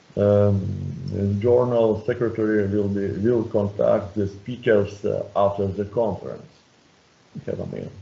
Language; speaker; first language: English; non-native, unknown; Lithuanian